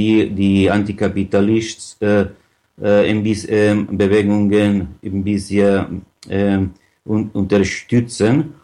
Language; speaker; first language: German; non-native, learner; Catalan